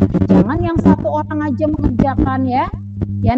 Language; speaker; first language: Indonesian; native; Indonesian